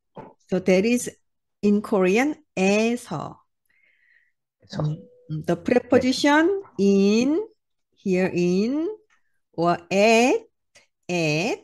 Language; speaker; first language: English; non-native, learner; Korean